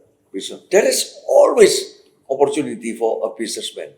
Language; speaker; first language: English; non-native, fluent; Indonesian